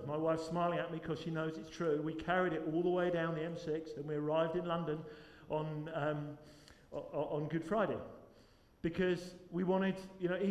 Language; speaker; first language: English; native; English